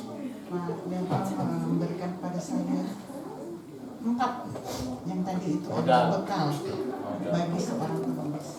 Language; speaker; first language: Indonesian; native; Indonesian